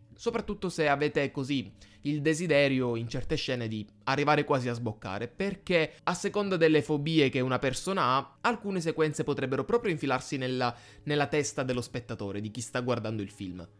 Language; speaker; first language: Italian; native; Italian